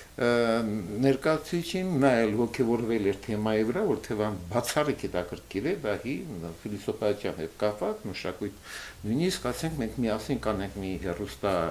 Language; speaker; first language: Armenian; early bilingual, heritage; Armenian